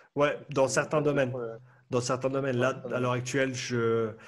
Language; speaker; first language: French; native; French